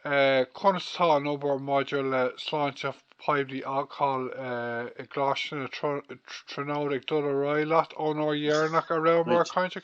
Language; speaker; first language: Irish; non-native, local second language; English